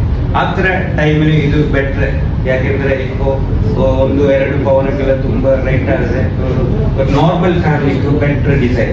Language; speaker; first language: Kannada; non-native, local second language; Malayalam